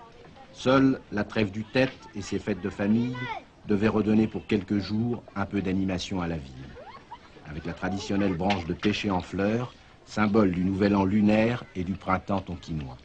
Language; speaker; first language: French; native; French